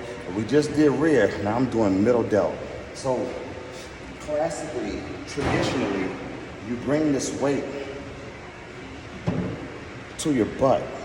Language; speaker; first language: English; native; English